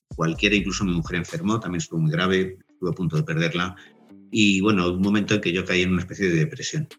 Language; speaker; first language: Spanish; native; Spanish